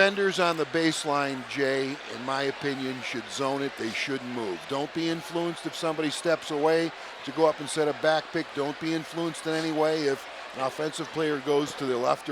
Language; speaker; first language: English; native; English